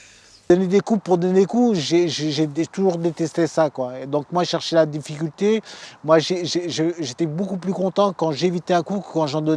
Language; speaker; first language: French; native; French